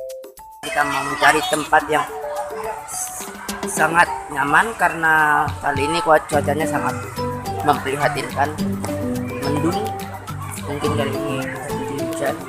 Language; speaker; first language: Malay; non-native, local second language; Javanese